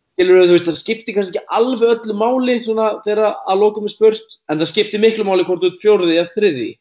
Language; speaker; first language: Icelandic; native; Icelandic